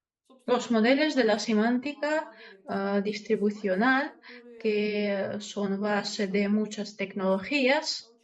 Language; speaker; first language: Spanish; non-native, fluent; Russian